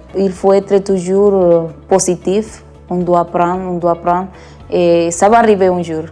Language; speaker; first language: French; non-native, learner; Spanish